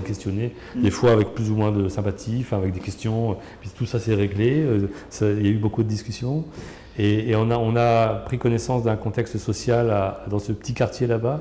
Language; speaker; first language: French; native; French